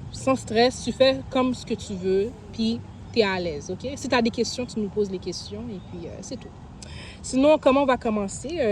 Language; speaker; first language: French; native; French